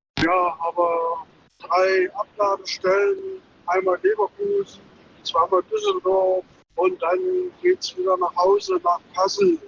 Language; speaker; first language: German; native; German